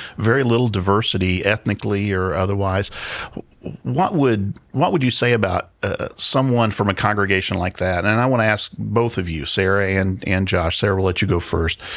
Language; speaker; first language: English; native; English